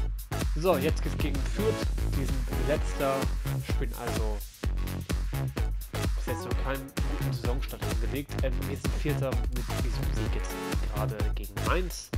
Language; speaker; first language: German; native; German